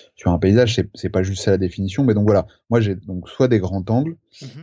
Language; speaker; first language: French; native; French